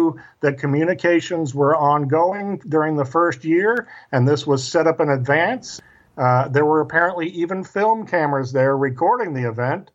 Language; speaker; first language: English; native; English